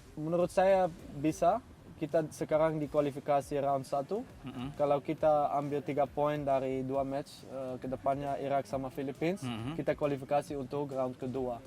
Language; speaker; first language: Indonesian; non-native, fluent; Dutch